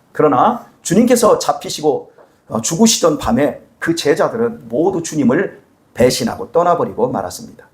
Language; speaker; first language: Korean; native; Korean